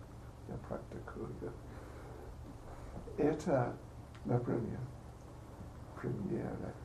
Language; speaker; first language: Russian; non-native, learner; English